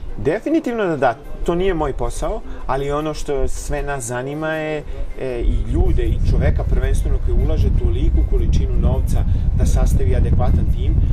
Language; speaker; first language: Serbian; native; Serbian